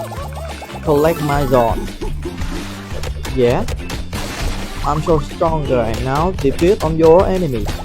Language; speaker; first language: English; non-native, learner; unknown